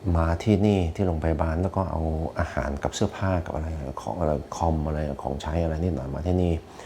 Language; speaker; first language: Thai; non-native, fluent; Norwegian